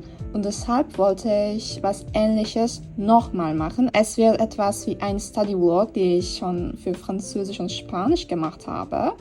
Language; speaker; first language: German; non-native, fluent; Turkish